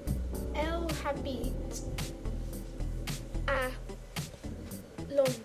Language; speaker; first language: French; non-native, learner; English